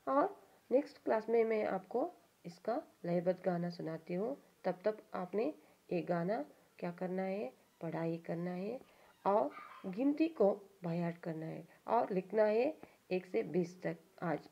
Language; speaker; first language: Hindi; non-native, local second language; Kannada